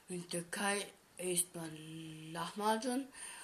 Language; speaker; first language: German; early bilingual, other home language; Turkish